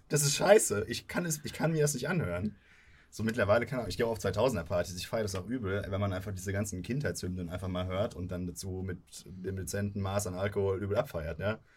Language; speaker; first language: German; native; German